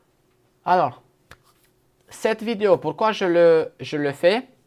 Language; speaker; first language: French; non-native, fluent; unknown